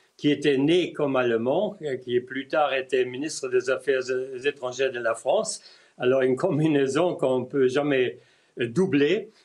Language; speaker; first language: French; non-native, fluent; German